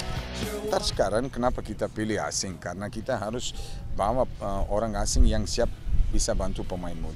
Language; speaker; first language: Indonesian; non-native, fluent; Serbian